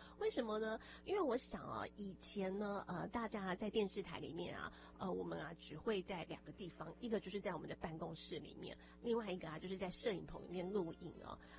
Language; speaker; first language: Chinese; native; Chinese